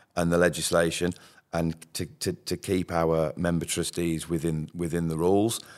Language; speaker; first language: English; native; English